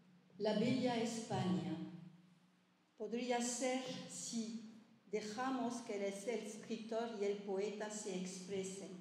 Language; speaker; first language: Spanish; early bilingual, heritage; French